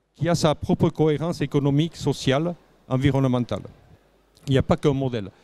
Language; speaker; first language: French; native; French